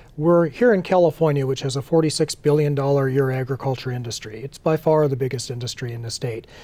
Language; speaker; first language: English; native; English